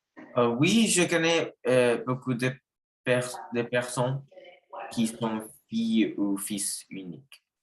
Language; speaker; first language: French; non-native, learner; Spanish